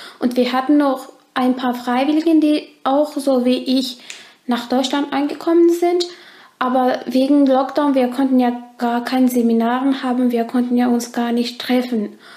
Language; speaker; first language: German; non-native, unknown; Turkish